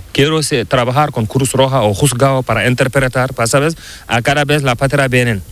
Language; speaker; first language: Spanish; non-native, learner; Fula